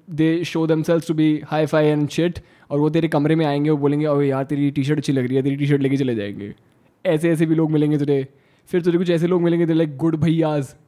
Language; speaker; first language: Hindi; native; Hindi